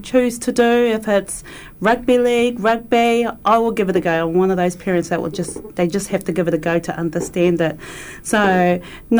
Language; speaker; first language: English; native; English